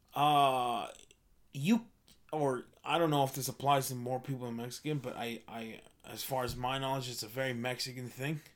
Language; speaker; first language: English; early bilingual, other home language; Spanish